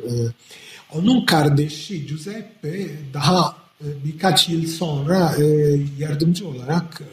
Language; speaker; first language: Turkish; non-native, fluent; Italian